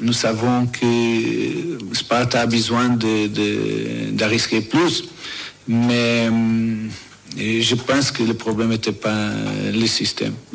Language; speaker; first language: French; non-native, learner; Portuguese